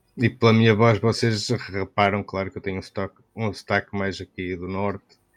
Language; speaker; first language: Portuguese; native; Portuguese